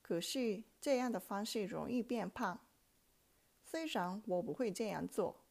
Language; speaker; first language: Chinese; non-native, fluent; Japanese